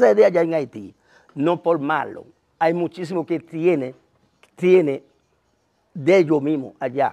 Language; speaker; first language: Spanish; non-native, learner; Haitian Creole